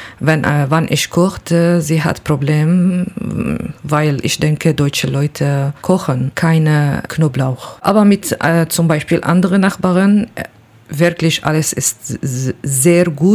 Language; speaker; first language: German; non-native, learner; Kurdish